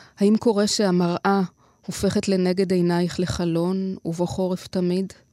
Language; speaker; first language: Hebrew; native; Hebrew